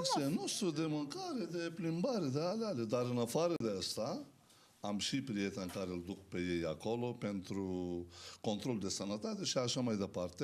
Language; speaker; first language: Romanian; non-native, learner; Turkish